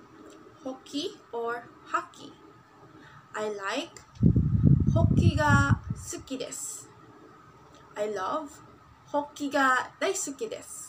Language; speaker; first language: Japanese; non-native, learner; Filipino